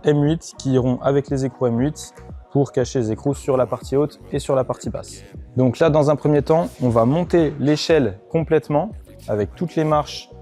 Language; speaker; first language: French; native; French